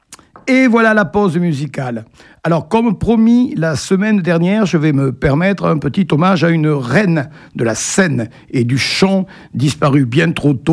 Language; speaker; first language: French; native; French